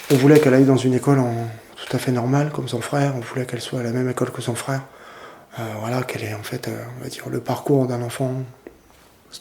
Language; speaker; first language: French; native; French